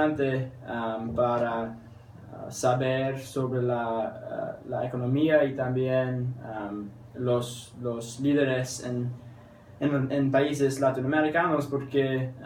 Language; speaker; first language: Spanish; non-native, learner; English